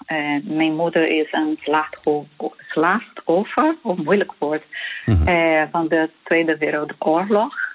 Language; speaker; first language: Dutch; non-native, learner; Portuguese